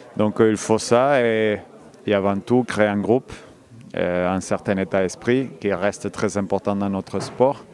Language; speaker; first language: French; non-native, fluent; Spanish